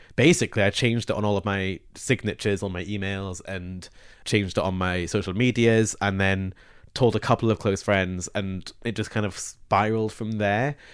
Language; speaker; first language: English; native; English